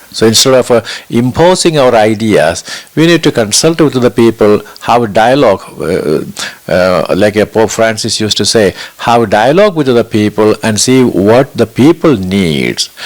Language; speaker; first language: English; non-native, local second language; Malayalam